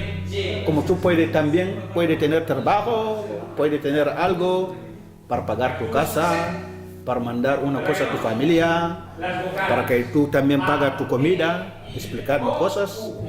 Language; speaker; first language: Spanish; non-native, learner; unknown